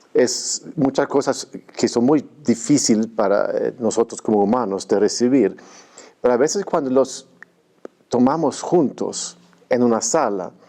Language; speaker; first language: Spanish; non-native, fluent; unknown